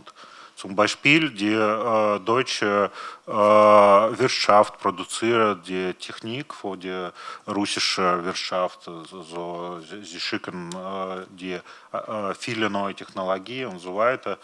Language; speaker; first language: German; non-native, learner; Russian